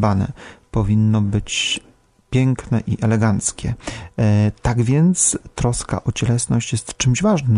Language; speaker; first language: Polish; native; Polish